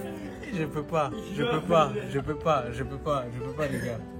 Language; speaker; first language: French; native; French